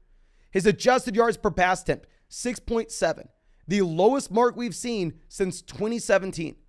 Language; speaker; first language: English; native; English